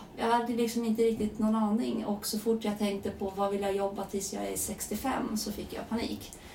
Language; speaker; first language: Swedish; early bilingual, other home language; Persian